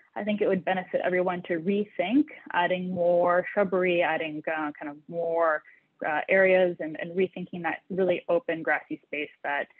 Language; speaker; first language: English; native; English